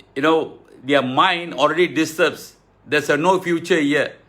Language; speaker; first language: English; non-native, local second language; Tamil